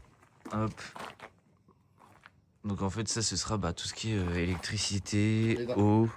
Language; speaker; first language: French; native; French